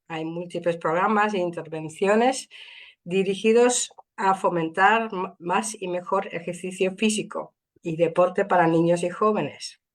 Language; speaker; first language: Spanish; non-native, fluent; Dutch